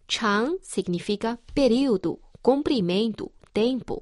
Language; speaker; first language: Portuguese; non-native, fluent; Chinese